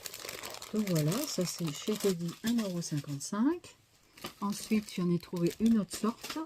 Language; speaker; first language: French; native; French